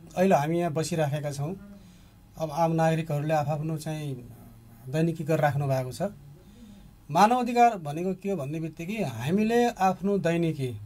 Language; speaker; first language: Nepali; native; Nepali